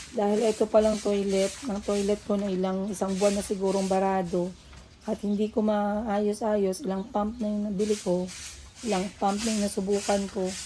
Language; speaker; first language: Filipino; non-native, local second language; Cebuano